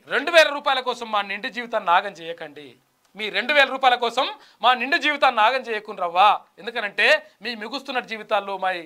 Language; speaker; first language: Telugu; native; Telugu